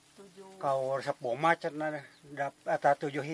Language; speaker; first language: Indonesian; non-native, local second language; Sundanese